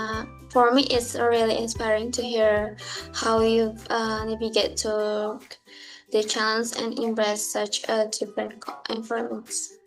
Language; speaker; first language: English; non-native, learner; Indonesian